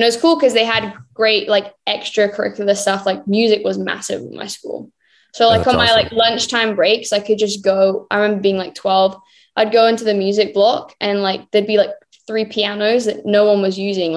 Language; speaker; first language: English; native; English